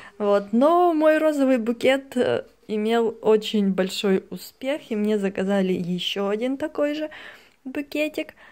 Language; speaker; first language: Russian; native; Russian